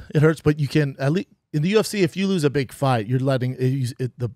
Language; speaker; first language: English; native; English